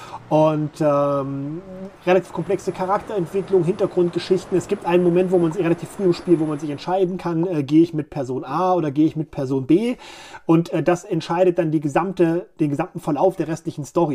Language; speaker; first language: German; native; German